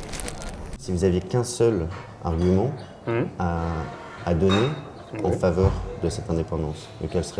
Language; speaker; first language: French; native; French